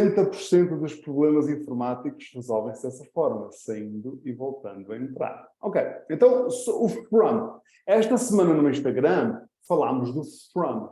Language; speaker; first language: Portuguese; early bilingual, heritage; Portuguese